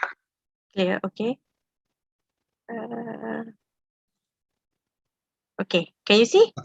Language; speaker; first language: English; non-native, local second language; Malay